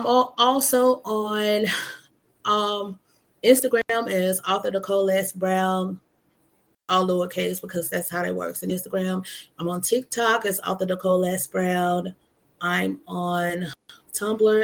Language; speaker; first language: English; native; English